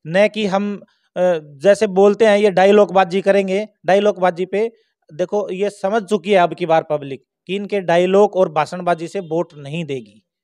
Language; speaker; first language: Hindi; native; Hindi